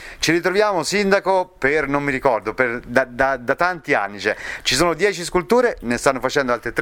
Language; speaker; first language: Italian; native; Italian